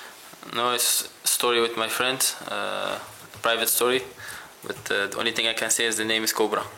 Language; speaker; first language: English; non-native, fluent; Dutch